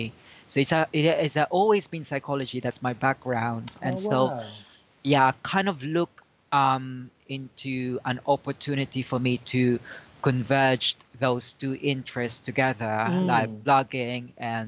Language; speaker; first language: English; non-native, local second language; Filipino